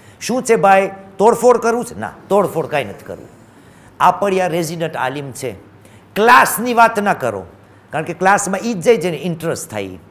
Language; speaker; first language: Gujarati; early bilingual, heritage; Gujarati